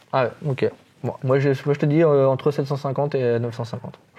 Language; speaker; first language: French; native; French